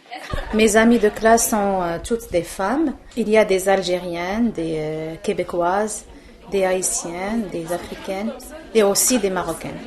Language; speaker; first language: French; non-native, local second language; Arabic